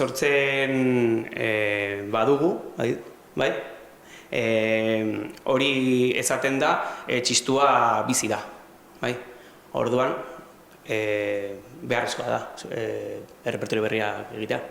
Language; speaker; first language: Basque; non-native, local second language; Spanish